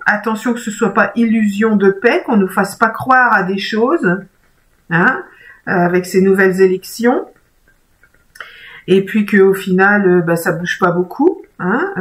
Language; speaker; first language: French; native; French